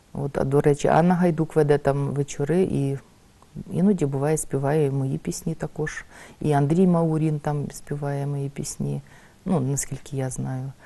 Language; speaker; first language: Ukrainian; native; Ukrainian